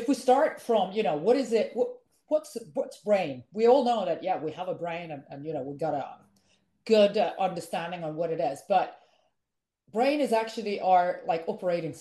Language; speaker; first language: English; non-native, fluent; Finnish